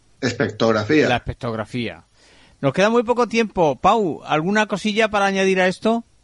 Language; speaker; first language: Spanish; native; Spanish